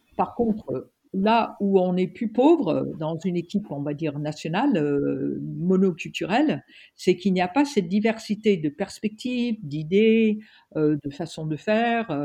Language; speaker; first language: French; non-native, fluent; English